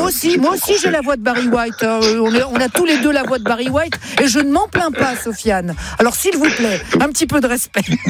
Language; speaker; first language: French; native; French